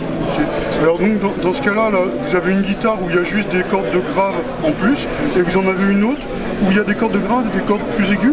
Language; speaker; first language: French; native; French